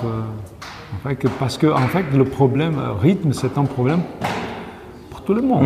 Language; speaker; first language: French; non-native, learner; Portuguese